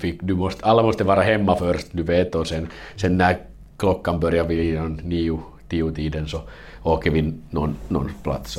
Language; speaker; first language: Swedish; non-native, learner; Finnish